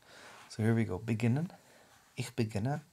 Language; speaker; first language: German; non-native, fluent; English